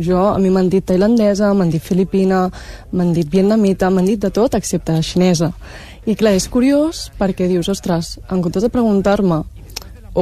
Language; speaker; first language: Catalan; early bilingual, other home language; Chinese